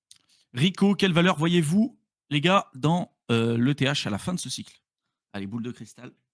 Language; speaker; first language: French; native; French